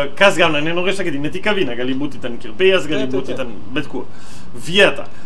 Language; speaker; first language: Lithuanian; non-native, fluent; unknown